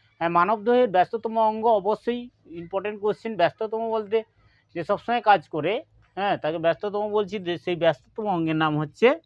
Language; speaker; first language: Bangla; non-native, local second language; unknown